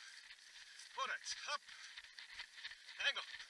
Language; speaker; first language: Dutch; native; Dutch